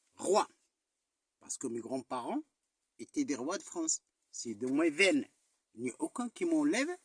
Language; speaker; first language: French; non-native, local second language; Arabic